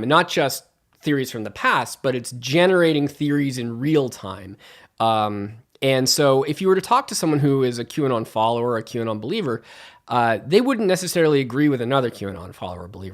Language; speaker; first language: English; native; English